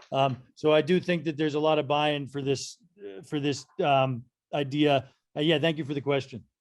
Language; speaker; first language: English; native; English